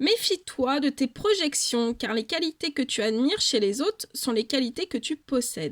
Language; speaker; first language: French; native; French